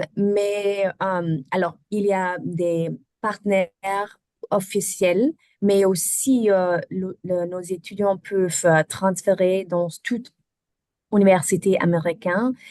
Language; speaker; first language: French; non-native, learner; German